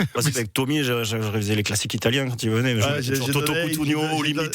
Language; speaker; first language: French; native; French